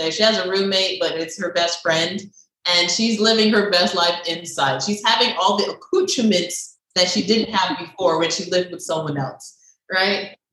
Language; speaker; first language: English; native; English